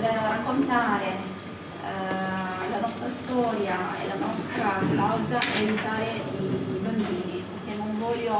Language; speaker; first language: Italian; non-native, fluent; Kurdish